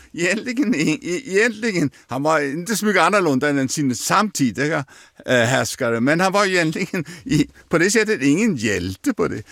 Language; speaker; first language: Swedish; native; Swedish